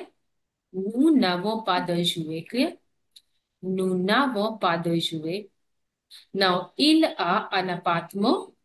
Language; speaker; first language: French; non-native, learner; Hindi